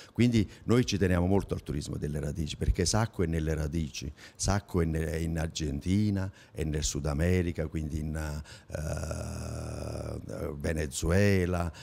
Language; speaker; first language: Italian; native; Italian